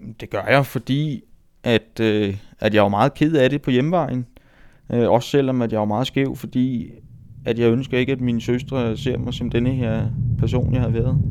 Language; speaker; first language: Danish; native; Danish